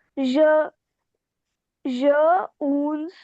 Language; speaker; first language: French; non-native, learner; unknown